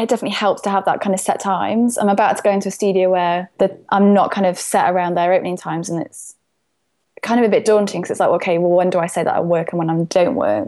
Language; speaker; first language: English; native; English